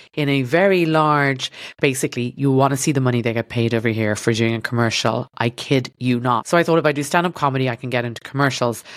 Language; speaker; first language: English; native; English